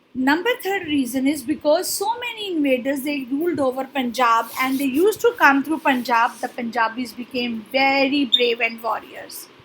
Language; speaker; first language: English; non-native, local second language; Punjabi